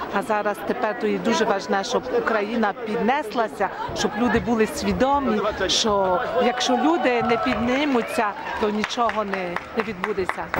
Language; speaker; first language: Ukrainian; early bilingual, heritage; Ukrainian